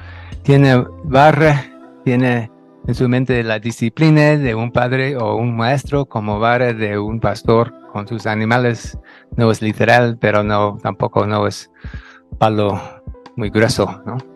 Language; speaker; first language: Spanish; non-native, fluent; English